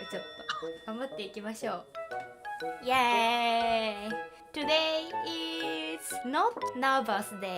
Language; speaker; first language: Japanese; native; Japanese